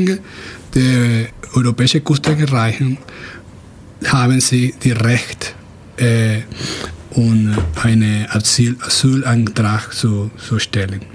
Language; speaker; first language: German; non-native, fluent; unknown